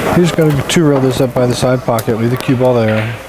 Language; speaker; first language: English; native; English